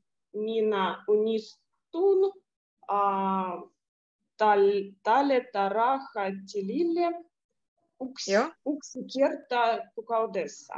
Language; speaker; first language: Finnish; non-native, learner; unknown